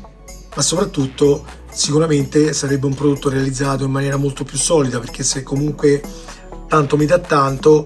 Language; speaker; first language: Italian; native; Italian